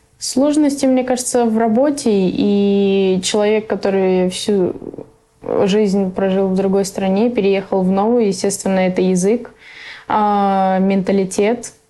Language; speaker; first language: Russian; early bilingual, other home language; Persian